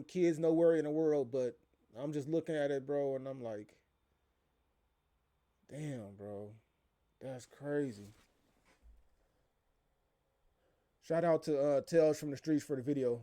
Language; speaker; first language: English; native; English